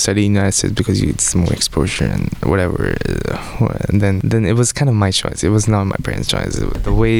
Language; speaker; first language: English; non-native, local second language; Odia